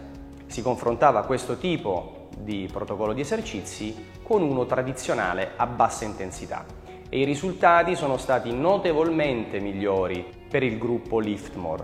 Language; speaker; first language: Italian; native; Italian